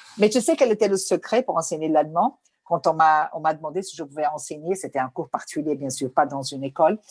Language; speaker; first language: French; non-native, fluent; Portuguese